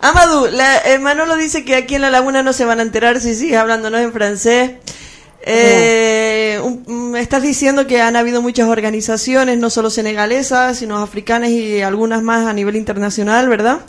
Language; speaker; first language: Spanish; native; Spanish